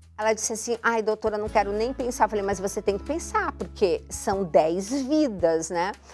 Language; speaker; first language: Portuguese; native; Portuguese